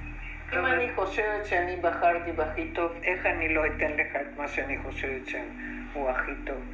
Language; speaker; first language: Hebrew; non-native, fluent; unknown